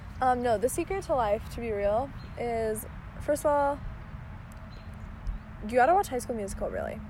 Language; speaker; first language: English; native; English